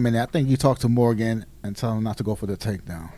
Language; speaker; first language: English; native; English